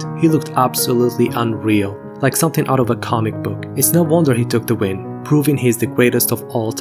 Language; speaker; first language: English; native; English